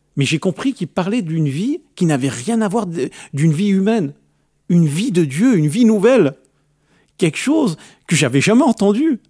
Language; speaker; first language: French; early bilingual, other home language; Arabic